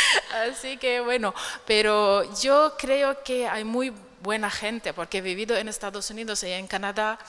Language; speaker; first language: Spanish; non-native, fluent; Arabic